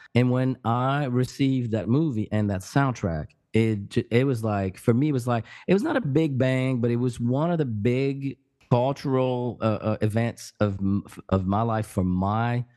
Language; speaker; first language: English; non-native, fluent; French